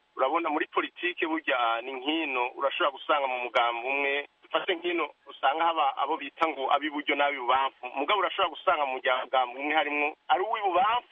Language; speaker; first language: Rundi; native; Rundi